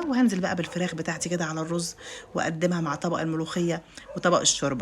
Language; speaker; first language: Arabic; native; Arabic